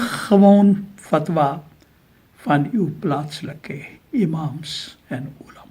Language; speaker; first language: Dutch; non-native, fluent; Urdu